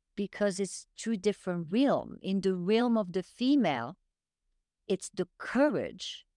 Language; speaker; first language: English; non-native, fluent; French